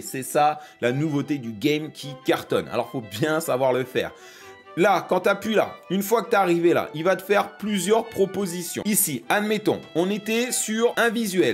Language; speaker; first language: French; native; French